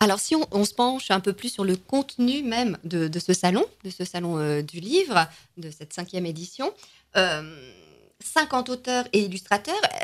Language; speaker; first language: French; native; French